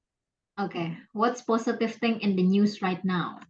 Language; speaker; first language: English; non-native, fluent; Indonesian